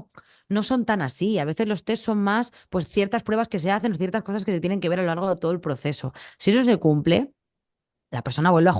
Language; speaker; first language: Spanish; native; Spanish